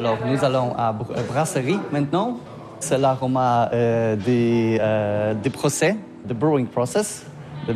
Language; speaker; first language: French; non-native, learner; Polish